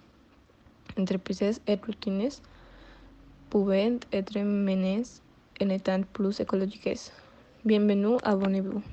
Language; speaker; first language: French; non-native, learner; Spanish